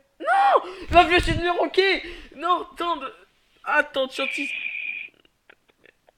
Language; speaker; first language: French; native; French